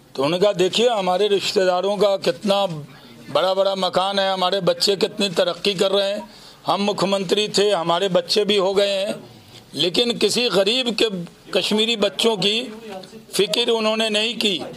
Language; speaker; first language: Hindi; native; Hindi